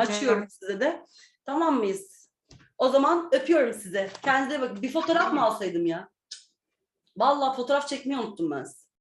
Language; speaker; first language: Turkish; native; Turkish